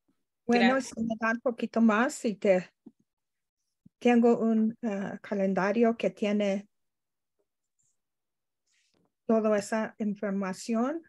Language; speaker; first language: Spanish; non-native, learner; English